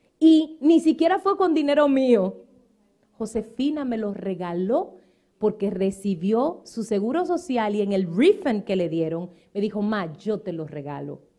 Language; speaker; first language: Spanish; native; Spanish